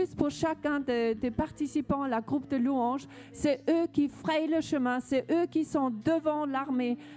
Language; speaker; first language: French; non-native, fluent; Danish